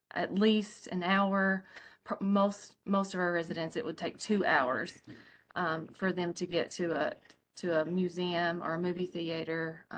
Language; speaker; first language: English; native; English